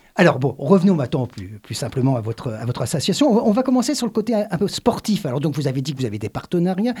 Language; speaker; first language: French; native; French